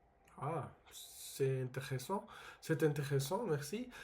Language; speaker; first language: French; non-native, learner; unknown